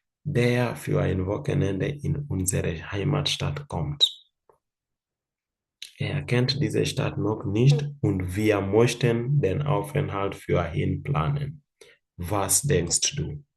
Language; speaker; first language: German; non-native, fluent; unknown